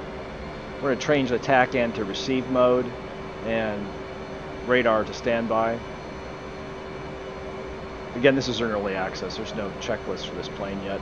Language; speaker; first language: English; native; English